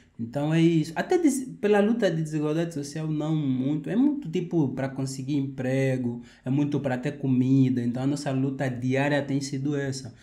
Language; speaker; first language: Portuguese; native; Portuguese